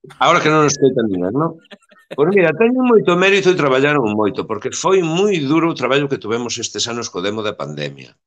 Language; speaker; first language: Galician; native; Galician